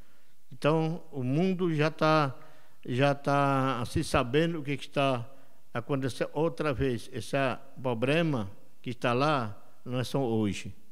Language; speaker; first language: Portuguese; non-native, local second language; Yanomámi